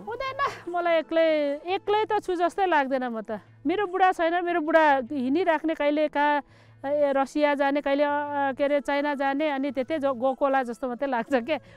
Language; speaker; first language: Nepali; native; Nepali